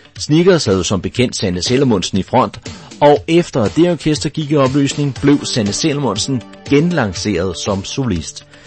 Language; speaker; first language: Danish; native; Danish